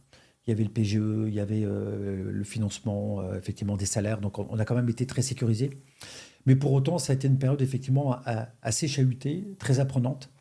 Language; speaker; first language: French; native; French